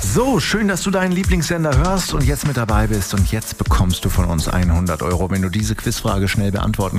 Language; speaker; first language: German; native; German